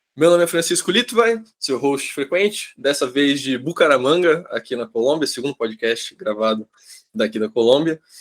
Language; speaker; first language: Portuguese; native; Portuguese